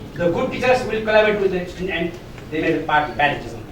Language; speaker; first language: English; non-native, local second language; Nepali